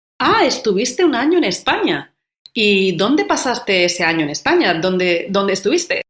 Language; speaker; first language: Spanish; native; Spanish